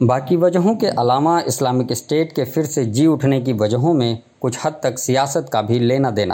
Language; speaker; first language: Hindi; native; Hindi